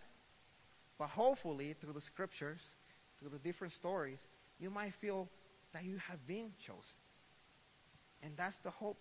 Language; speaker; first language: English; early bilingual, other home language; Spanish